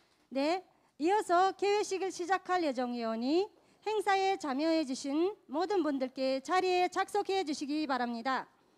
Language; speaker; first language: Korean; non-native, fluent; Kazakh